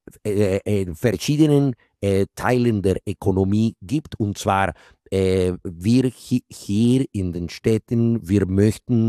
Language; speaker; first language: German; non-native, fluent; Spanish